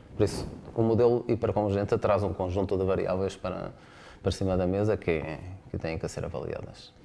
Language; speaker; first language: Spanish; non-native, learner; Portuguese